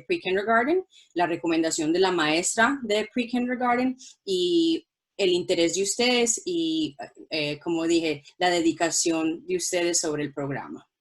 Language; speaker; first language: Spanish; non-native, local second language; English